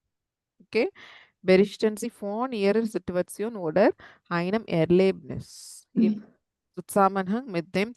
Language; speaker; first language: German; non-native, fluent; Tamil